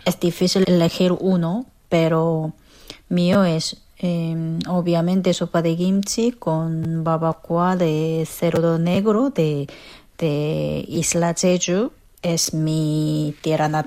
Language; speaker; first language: Spanish; non-native, learner; Korean